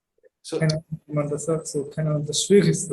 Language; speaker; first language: German; early bilingual, other home language; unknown